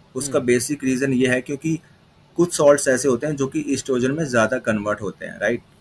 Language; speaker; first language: Hindi; native; Hindi